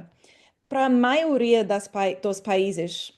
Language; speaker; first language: Portuguese; non-native, fluent; English